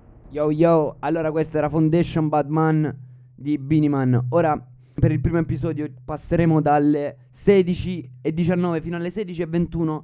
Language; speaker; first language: Italian; native; Italian